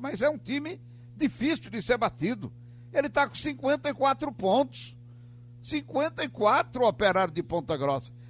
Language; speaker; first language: Portuguese; native; Portuguese